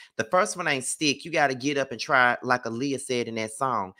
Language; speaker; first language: English; native; English